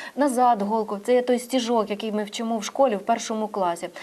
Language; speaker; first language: Ukrainian; native; Ukrainian